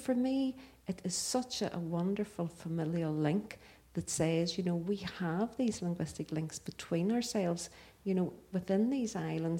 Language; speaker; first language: English; native; English